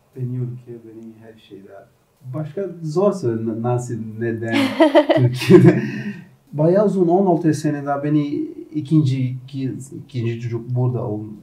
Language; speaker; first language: Turkish; non-native, learner; Portuguese